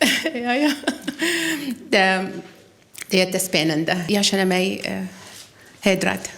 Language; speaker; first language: Swedish; non-native, learner; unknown